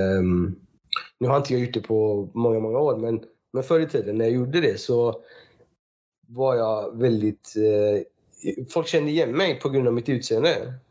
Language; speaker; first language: Swedish; early bilingual, other home language; Persian